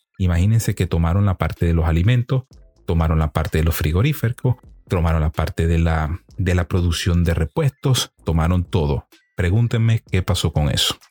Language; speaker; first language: Spanish; native; Spanish